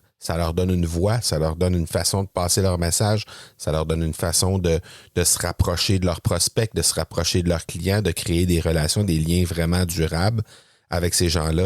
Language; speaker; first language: French; native; French